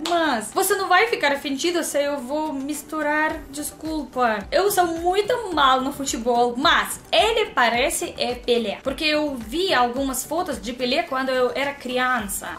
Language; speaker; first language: Portuguese; non-native, learner; Russian